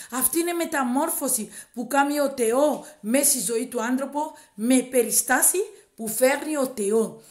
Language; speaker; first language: Greek; non-native, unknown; Swahili